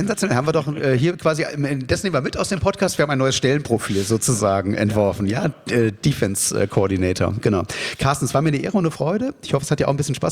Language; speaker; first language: German; native; German